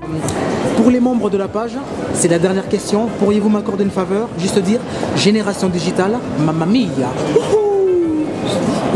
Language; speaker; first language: French; native; French